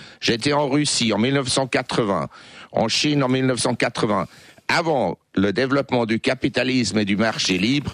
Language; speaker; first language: French; non-native, local second language; Swiss German